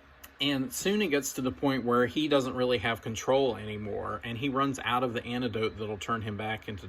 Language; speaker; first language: English; native; English